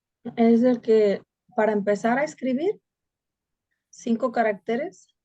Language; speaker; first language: Spanish; native; Spanish